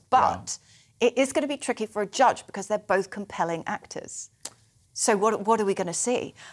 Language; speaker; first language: English; native; English